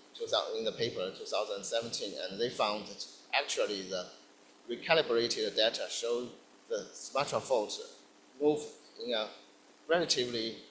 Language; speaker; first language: English; non-native, fluent; Indonesian